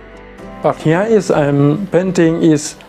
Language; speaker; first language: English; non-native, learner; Thai